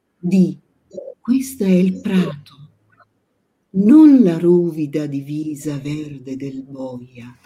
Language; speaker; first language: Italian; non-native, fluent; Persian